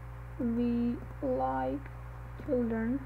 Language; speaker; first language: English; non-native, learner; Czech